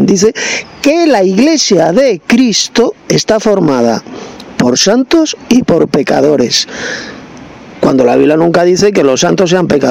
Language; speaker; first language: Spanish; native; Spanish